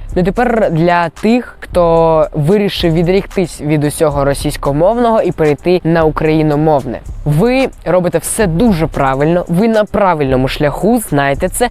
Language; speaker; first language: Ukrainian; non-native, local second language; Russian